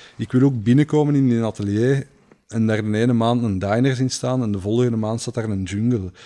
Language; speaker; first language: Dutch; native; Dutch